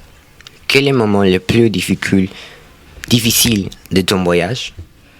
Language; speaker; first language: French; non-native, learner; Spanish